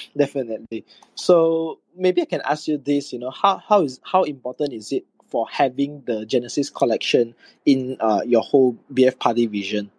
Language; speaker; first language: English; non-native, local second language; Chinese